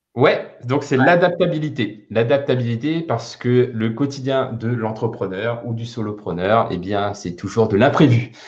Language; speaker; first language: French; native; French